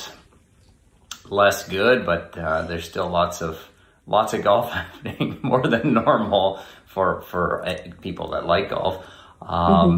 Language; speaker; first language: English; native; English